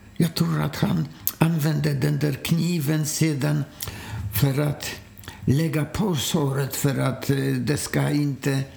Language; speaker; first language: Swedish; non-native, fluent; Polish